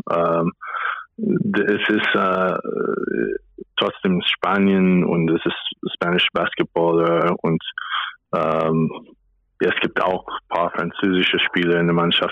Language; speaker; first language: German; non-native, fluent; English